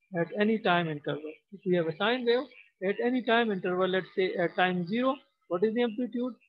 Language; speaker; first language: English; non-native, local second language; Pashto